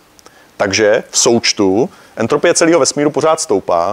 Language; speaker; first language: Czech; native; Czech